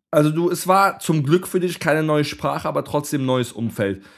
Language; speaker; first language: German; native; German